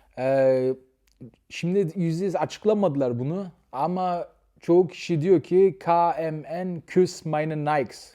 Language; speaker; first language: Turkish; early bilingual, heritage; Turkish